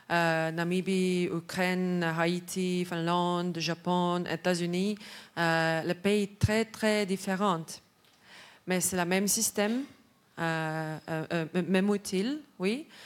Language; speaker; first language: French; non-native, learner; Estonian